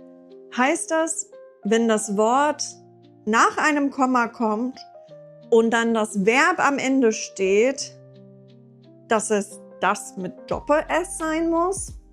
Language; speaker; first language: German; non-native, fluent; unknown